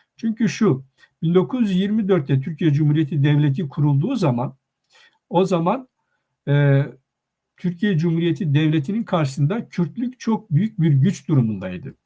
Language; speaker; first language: Turkish; non-native, local second language; Kurdish